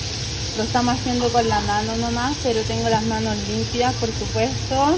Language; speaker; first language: Spanish; native; Spanish